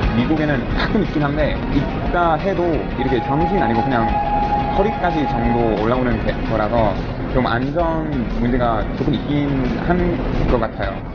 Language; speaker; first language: Korean; non-native, fluent; English